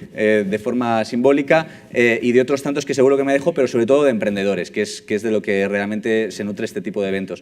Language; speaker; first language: Spanish; native; Spanish